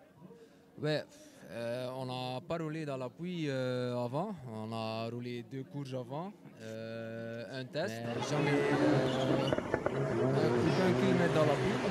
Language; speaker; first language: French; non-native, local second language; Dutch